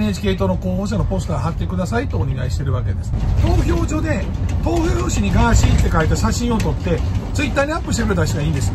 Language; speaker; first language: Japanese; native; Japanese